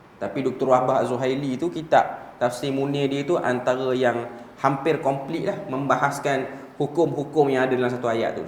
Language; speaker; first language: Malay; native; Malay